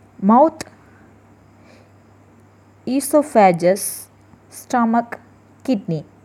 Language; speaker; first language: English; non-native, local second language; Tamil